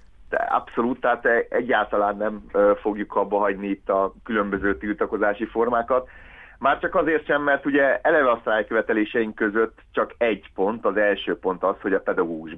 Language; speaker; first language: Hungarian; native; Hungarian